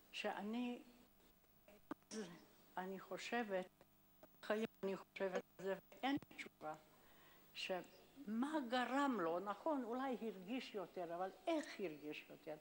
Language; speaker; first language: Hebrew; non-native, fluent; Hungarian